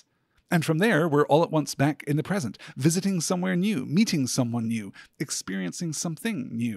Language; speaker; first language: English; native; English